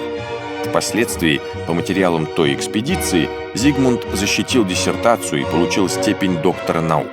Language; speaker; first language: Russian; native; Russian